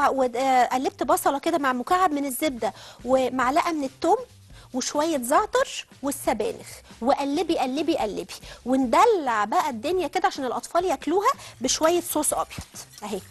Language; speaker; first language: Arabic; native; Arabic